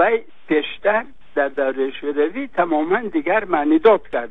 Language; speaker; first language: Persian; native; Persian